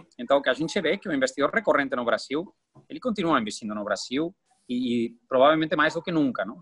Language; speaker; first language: Portuguese; non-native, fluent; Spanish